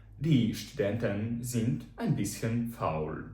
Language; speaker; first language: German; non-native, fluent; Ukrainian